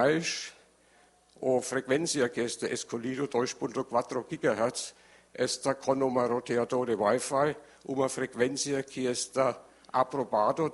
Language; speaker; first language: Portuguese; non-native, learner; German